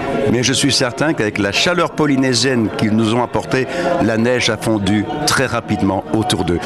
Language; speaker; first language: French; native; French